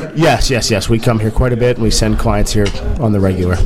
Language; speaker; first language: English; native; English